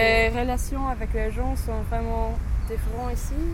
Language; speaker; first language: French; non-native, fluent; English